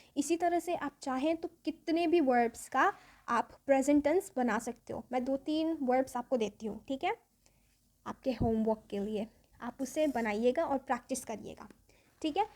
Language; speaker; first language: Hindi; native; Hindi